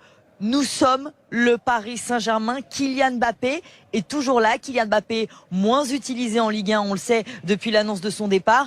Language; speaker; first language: French; native; French